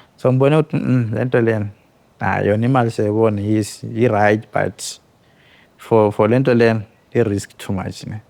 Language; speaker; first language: Zulu; native; Zulu